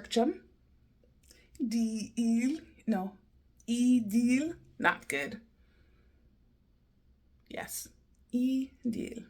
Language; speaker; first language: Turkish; non-native, learner; English